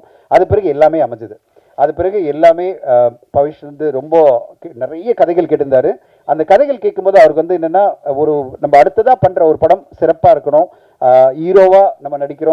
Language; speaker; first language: Tamil; native; Tamil